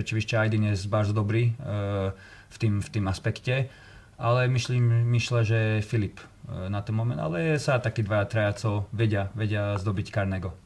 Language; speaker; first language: Polish; non-native, learner; Slovak